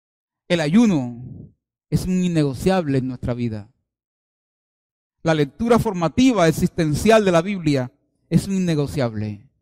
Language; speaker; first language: Spanish; native; Spanish